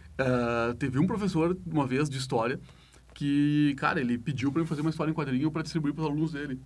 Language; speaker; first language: Portuguese; native; Portuguese